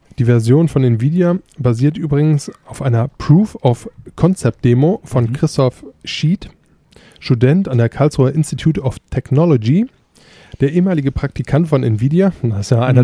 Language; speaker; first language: German; native; German